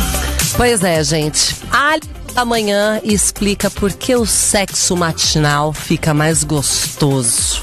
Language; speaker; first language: Portuguese; native; Portuguese